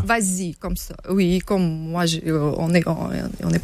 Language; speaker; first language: French; non-native, learner; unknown